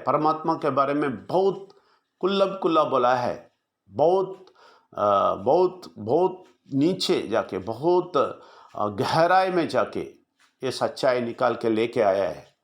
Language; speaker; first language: Hindi; non-native, local second language; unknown